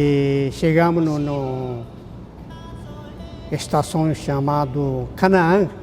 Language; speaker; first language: Portuguese; early bilingual, other home language; Japanese